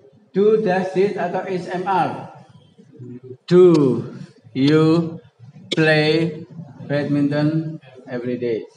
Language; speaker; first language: English; non-native, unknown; Indonesian